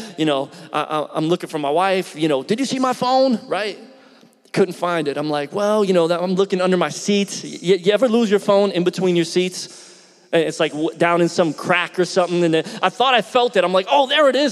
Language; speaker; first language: English; native; English